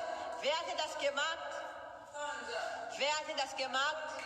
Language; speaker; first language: German; non-native, learner; Haitian Creole